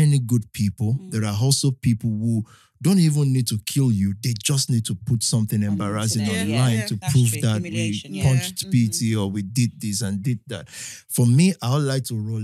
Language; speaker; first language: English; non-native, local second language; Yoruba